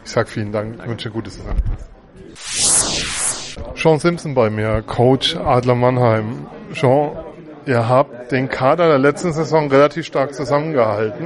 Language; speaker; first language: German; native; German